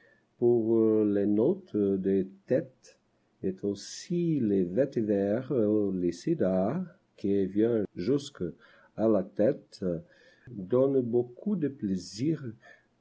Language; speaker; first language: French; non-native, learner; Portuguese